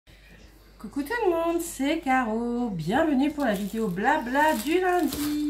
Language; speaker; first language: French; native; French